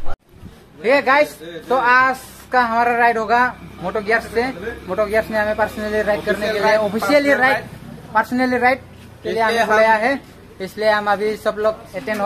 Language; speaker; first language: Hindi; non-native, local second language; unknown